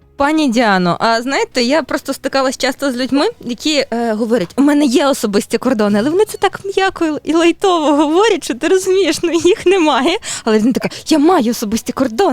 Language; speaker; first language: Ukrainian; native; Ukrainian